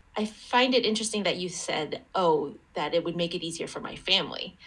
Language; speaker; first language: English; early bilingual, other home language; Chinese